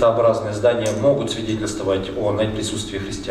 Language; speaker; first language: Russian; native; Russian